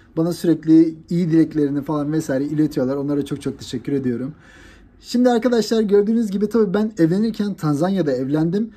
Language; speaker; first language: Turkish; native; Turkish